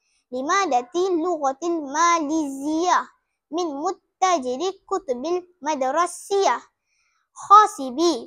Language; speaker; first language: Arabic; non-native, learner; Malay